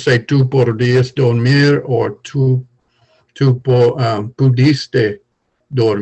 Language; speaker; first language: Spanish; non-native, learner; English